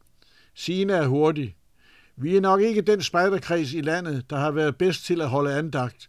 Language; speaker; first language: Danish; native; Danish